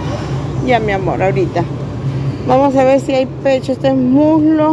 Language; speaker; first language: Spanish; native; Spanish